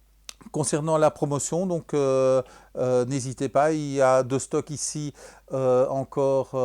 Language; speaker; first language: French; native; French